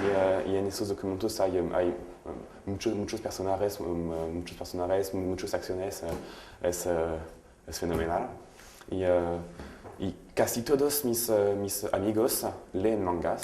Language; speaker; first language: Spanish; non-native, learner; French